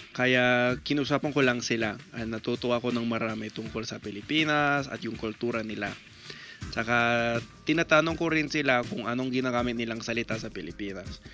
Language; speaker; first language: Filipino; non-native, fluent; English